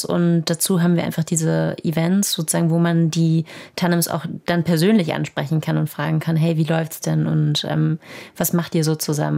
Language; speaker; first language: German; native; German